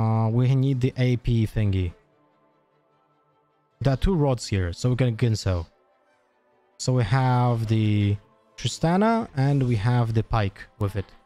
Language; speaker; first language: English; non-native, fluent; Polish